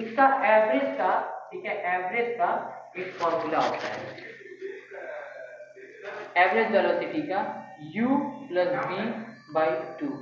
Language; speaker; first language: Hindi; native; Hindi